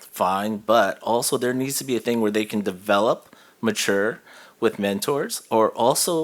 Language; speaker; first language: English; native; English